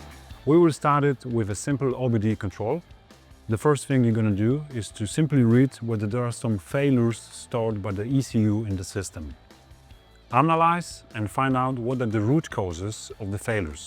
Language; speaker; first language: English; non-native, fluent; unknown